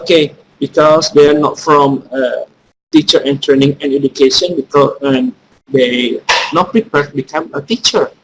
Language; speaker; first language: English; non-native, fluent; Indonesian